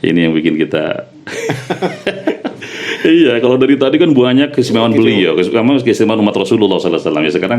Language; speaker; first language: Indonesian; native; Indonesian